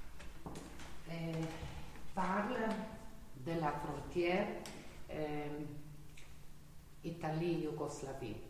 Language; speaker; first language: French; non-native, learner; Slovenian